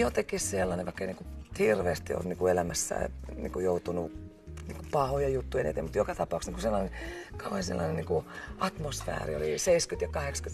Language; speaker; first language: Finnish; native; Finnish